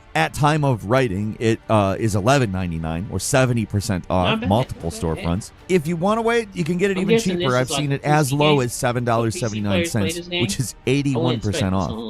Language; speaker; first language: English; native; English